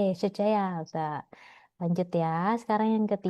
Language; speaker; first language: Indonesian; native; Indonesian